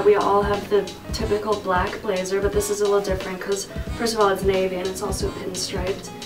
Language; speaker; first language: English; native; English